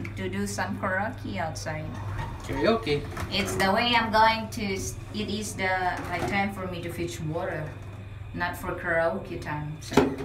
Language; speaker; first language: English; non-native, local second language; Cebuano